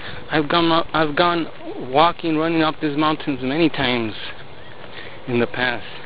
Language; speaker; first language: English; early bilingual, other home language; Spanish